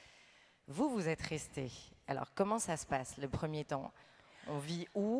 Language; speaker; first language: French; native; French